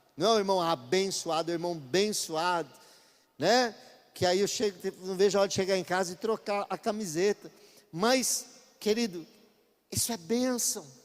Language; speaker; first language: Portuguese; native; Portuguese